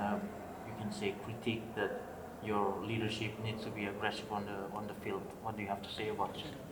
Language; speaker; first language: English; non-native, fluent; Indonesian